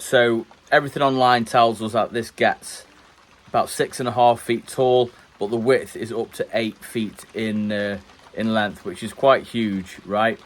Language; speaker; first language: English; native; English